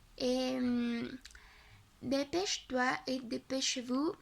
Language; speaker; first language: French; non-native, learner; Spanish